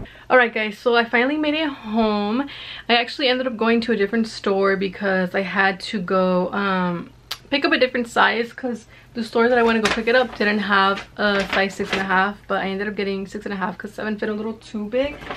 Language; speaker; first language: English; early bilingual, other home language; Spanish